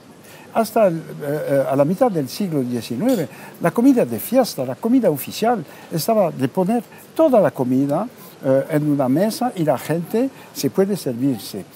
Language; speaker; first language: Spanish; non-native, fluent; French